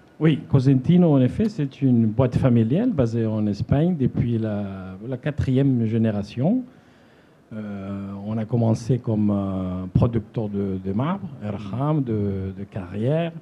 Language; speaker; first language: French; non-native, fluent; Spanish